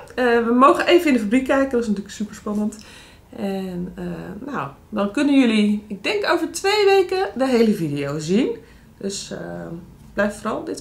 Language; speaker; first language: Dutch; native; Dutch